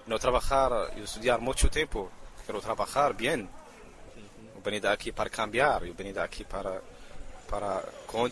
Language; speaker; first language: Spanish; non-native, learner; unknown